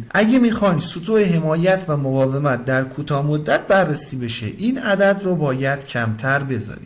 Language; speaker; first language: Persian; native; Persian